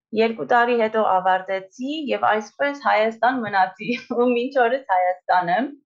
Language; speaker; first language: Armenian; early bilingual, heritage; Armenian